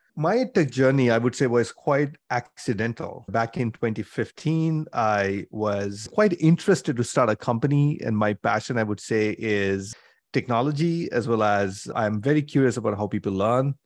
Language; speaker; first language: English; non-native, local second language; Bangla